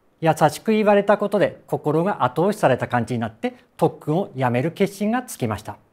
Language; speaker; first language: Japanese; native; Japanese